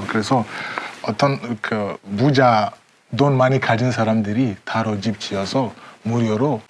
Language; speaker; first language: Korean; non-native, learner; English